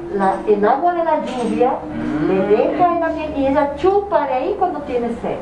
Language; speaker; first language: Spanish; native; Spanish